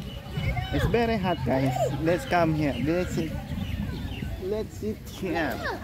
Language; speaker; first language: English; non-native, local second language; Filipino